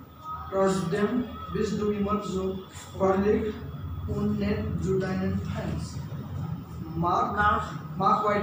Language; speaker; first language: German; non-native, learner; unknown